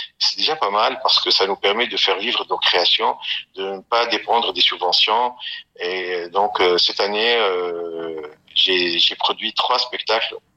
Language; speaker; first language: French; non-native, local second language; Arabic